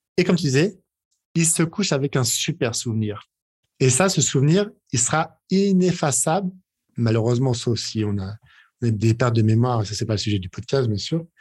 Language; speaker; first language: French; native; French